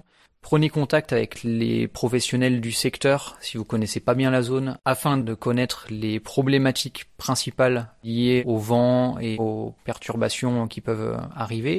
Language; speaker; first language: French; native; French